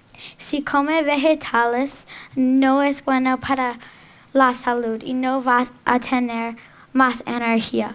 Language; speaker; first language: Spanish; non-native, learner; English